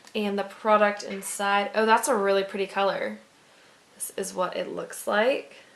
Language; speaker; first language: English; native; English